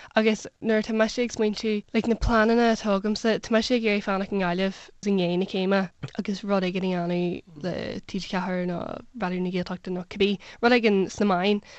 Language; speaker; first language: Irish; non-native, local second language; English